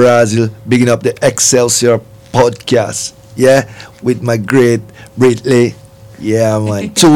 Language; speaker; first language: English; non-native, fluent; Portuguese